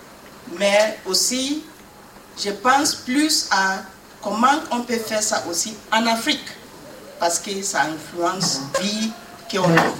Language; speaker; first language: French; non-native, learner; English